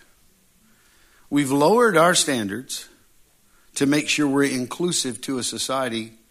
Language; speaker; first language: English; native; English